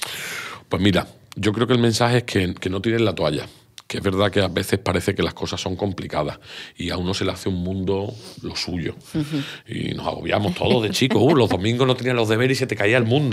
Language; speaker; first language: Spanish; native; Spanish